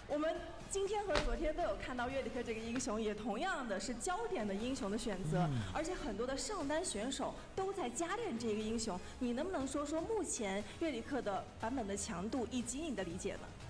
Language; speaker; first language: Chinese; native; Chinese